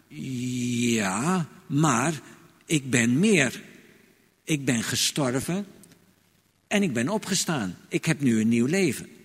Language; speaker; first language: Dutch; native; Dutch